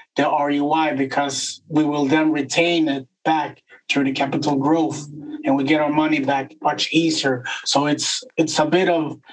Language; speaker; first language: English; non-native, fluent; Swedish